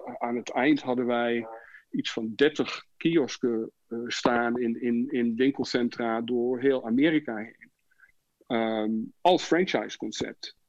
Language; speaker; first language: Dutch; native; Dutch